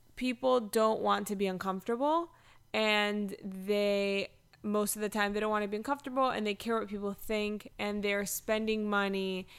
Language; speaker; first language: English; native; English